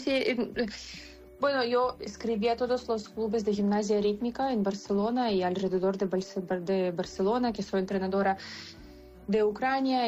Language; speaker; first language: Spanish; non-native, fluent; Ukrainian